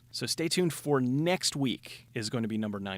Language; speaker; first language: English; native; English